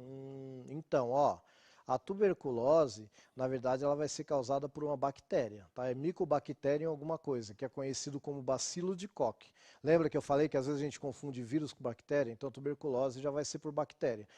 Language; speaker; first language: Portuguese; native; Portuguese